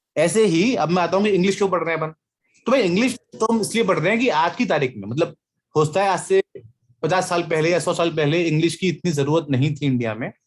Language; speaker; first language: Hindi; native; Hindi